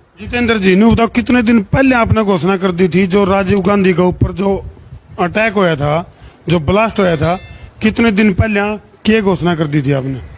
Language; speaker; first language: Hindi; native; Hindi